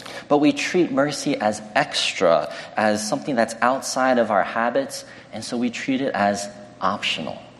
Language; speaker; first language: English; early bilingual, other home language; Chinese